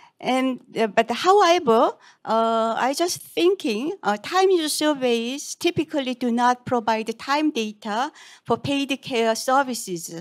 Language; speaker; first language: English; non-native, fluent; Korean